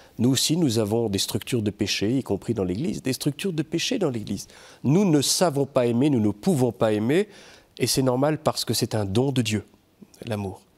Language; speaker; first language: French; native; French